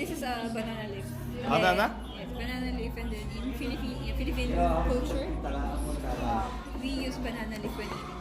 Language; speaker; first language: English; non-native, local second language; Filipino